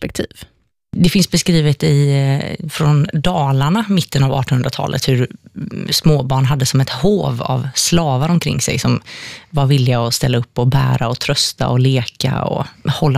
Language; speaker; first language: Swedish; native; Swedish